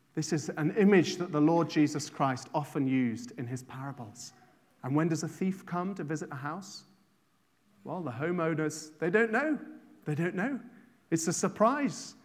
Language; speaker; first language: English; native; English